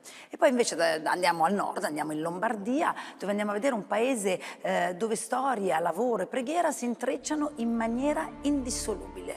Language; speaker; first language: Italian; native; Italian